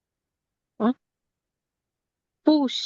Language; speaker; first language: Chinese; non-native, learner; Indonesian